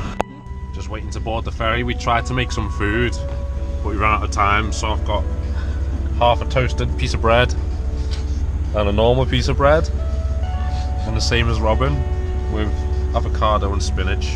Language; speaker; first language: English; native; English